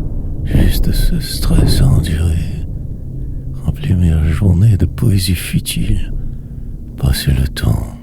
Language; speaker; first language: French; native; French